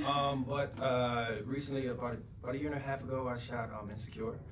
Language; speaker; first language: English; native; English